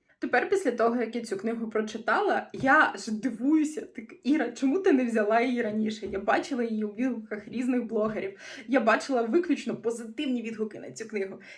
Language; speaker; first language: Ukrainian; non-native, local second language; Russian